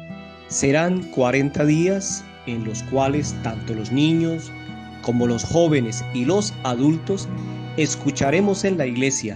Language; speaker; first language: Spanish; native; Spanish